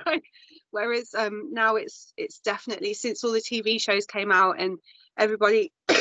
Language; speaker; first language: English; native; English